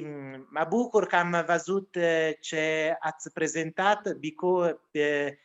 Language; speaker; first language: Romanian; non-native, learner; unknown